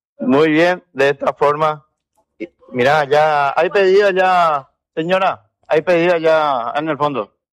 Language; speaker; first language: Spanish; native; Spanish